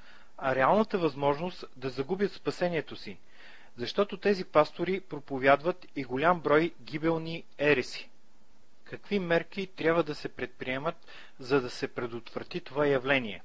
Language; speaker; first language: Bulgarian; native; Bulgarian